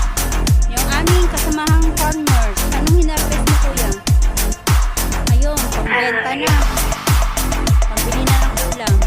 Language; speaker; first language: Filipino; non-native, local second language; Cebuano